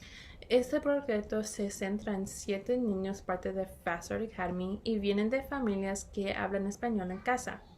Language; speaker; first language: Spanish; early bilingual, heritage; Spanish